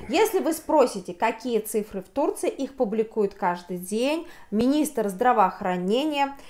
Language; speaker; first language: Russian; native; Russian